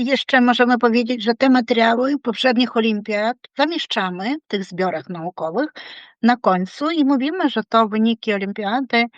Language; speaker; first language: Polish; non-native, fluent; Ukrainian